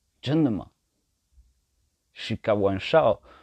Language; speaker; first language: Chinese; non-native, learner; French